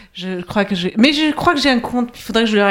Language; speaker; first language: French; native; French